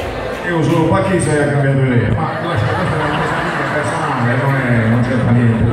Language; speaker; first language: Italian; native; Italian